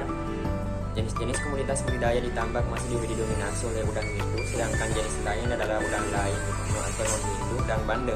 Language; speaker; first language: Indonesian; native; Indonesian